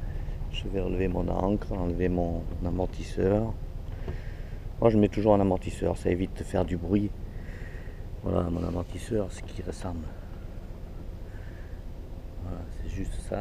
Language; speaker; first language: French; native; French